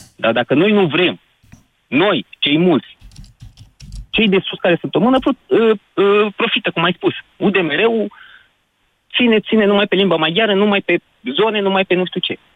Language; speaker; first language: Romanian; native; Romanian